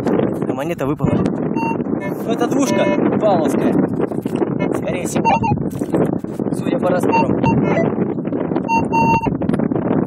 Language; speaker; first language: Russian; native; Russian